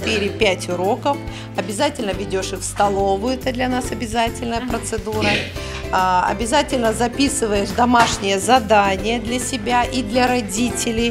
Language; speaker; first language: Russian; native; Russian